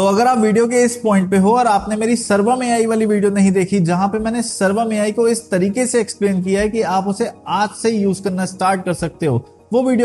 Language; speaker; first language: Hindi; native; Hindi